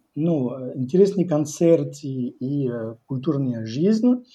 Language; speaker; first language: Russian; non-native, fluent; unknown